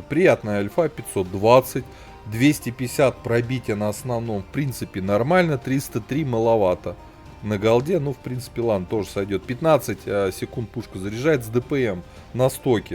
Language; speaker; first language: Russian; native; Russian